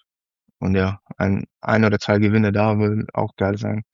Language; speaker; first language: German; non-native, learner; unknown